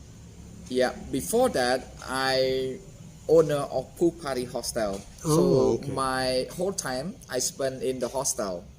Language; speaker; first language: English; non-native, fluent; Khmer